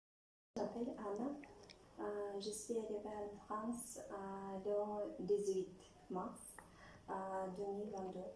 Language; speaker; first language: French; non-native, learner; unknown